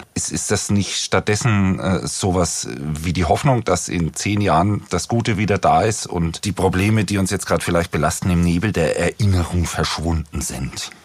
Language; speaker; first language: German; native; German